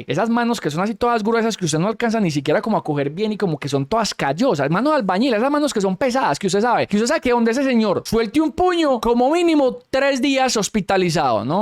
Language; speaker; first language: Spanish; native; Spanish